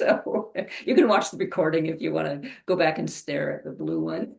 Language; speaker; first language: English; native; English